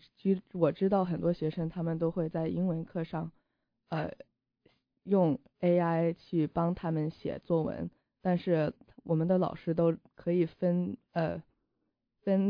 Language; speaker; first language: Chinese; early bilingual, heritage; Chinese